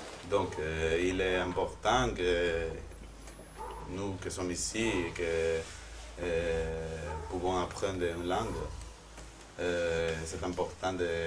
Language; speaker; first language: French; non-native, fluent; Spanish